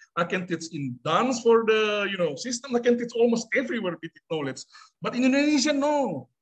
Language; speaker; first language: English; non-native, fluent; Indonesian